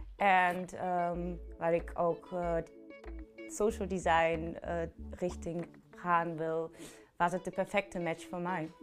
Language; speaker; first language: Dutch; non-native, learner; German